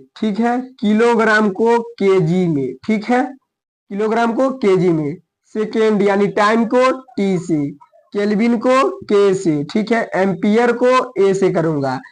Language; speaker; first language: Hindi; native; Hindi